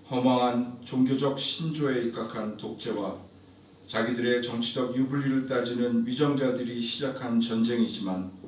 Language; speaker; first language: Korean; native; Korean